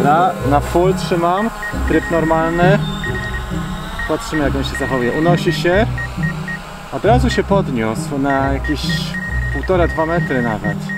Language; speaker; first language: Polish; native; Polish